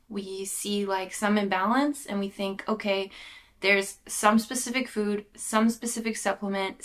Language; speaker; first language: English; native; English